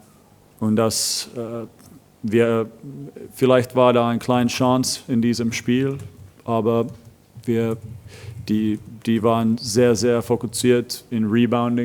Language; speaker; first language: German; non-native, fluent; Finnish